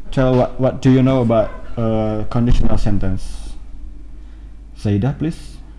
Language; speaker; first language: English; non-native, fluent; Indonesian